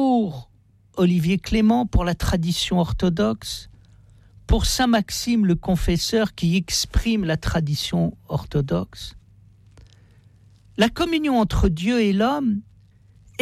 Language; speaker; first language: French; native; French